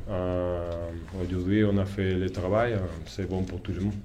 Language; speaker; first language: French; non-native, learner; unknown